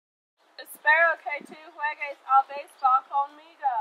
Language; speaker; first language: Spanish; non-native, learner; English